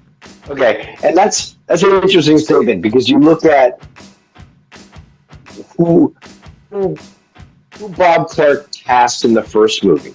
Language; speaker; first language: English; native; English